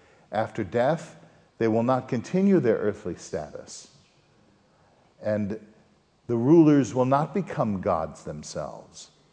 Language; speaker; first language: English; native; English